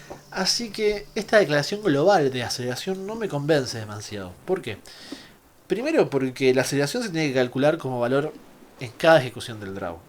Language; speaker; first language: Spanish; native; Spanish